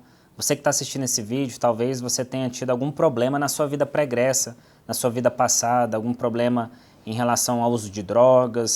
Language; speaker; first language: Portuguese; native; Portuguese